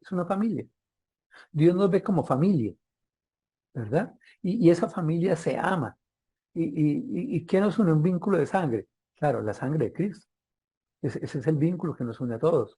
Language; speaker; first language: Spanish; native; Spanish